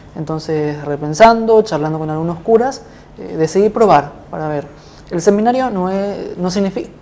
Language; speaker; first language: Spanish; native; Spanish